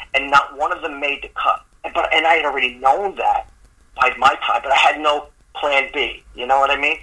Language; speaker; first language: English; native; English